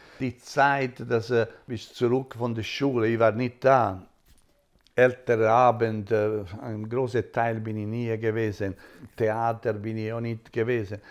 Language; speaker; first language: German; non-native, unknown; Italian